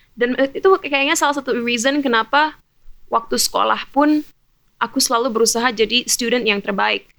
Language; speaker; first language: Indonesian; early bilingual, heritage; German